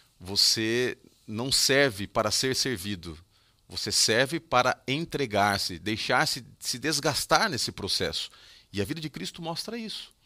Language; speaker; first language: Portuguese; native; Portuguese